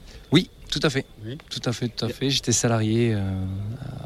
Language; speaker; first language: French; native; French